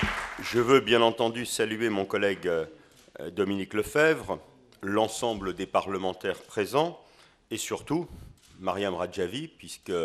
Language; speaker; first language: French; native; French